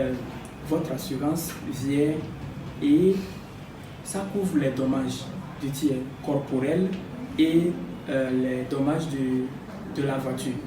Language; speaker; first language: French; non-native, fluent; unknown